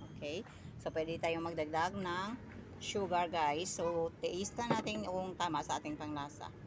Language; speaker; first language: Filipino; non-native, local second language; Cebuano